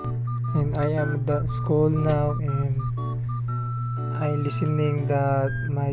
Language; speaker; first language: English; non-native, learner; Cebuano